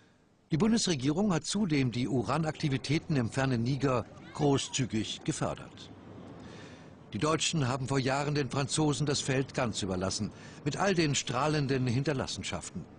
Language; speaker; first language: German; native; German